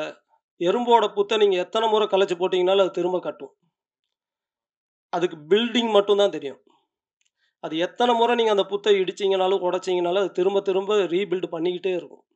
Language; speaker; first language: Tamil; native; Tamil